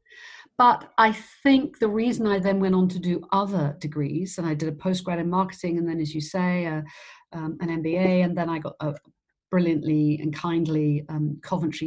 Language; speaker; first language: English; native; English